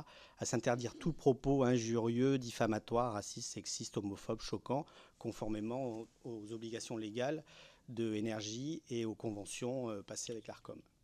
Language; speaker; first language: French; native; French